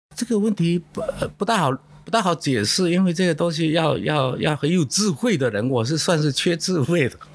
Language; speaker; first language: Chinese; non-native, local second language; Min Nan Chinese